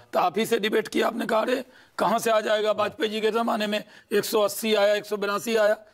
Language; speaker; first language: Hindi; native; Hindi